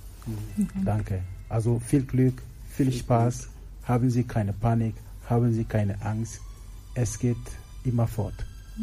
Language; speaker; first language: German; non-native, fluent; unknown